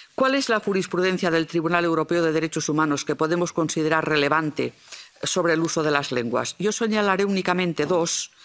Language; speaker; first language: Spanish; non-native, local second language; Catalan